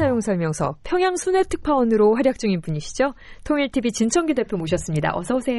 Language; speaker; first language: Korean; native; Korean